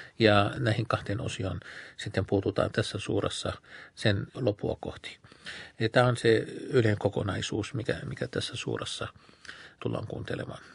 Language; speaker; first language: Finnish; non-native, fluent; Arabic